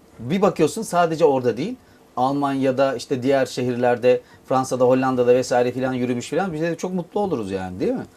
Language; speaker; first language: Turkish; native; Turkish